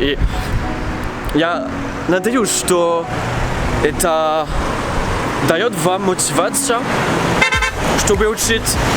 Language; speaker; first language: Russian; non-native, fluent; French